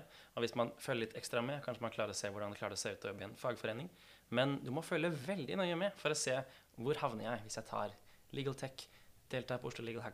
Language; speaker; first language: Norwegian; native; Norwegian